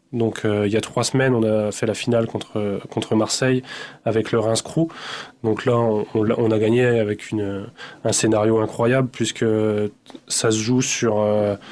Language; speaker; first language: French; native; French